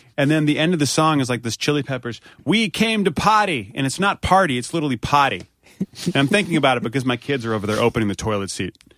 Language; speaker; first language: English; native; English